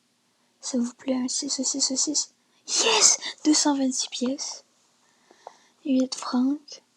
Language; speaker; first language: French; native; French